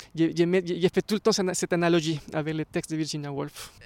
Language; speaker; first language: French; non-native, fluent; Spanish